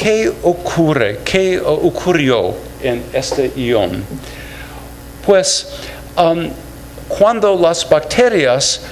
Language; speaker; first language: Spanish; non-native, fluent; English